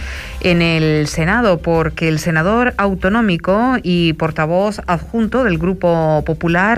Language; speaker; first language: Spanish; native; Spanish